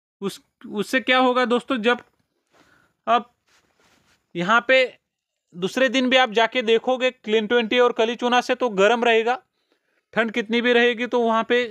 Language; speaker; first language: Hindi; non-native, local second language; Marathi